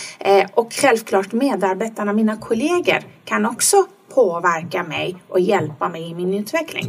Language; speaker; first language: Swedish; non-native, fluent; Persian